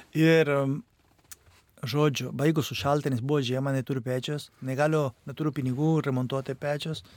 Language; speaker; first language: Lithuanian; non-native, fluent; Spanish